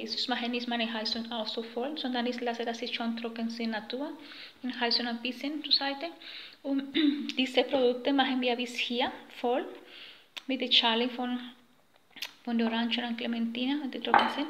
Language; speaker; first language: German; non-native, learner; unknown